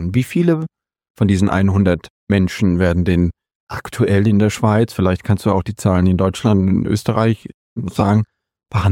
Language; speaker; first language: German; native; German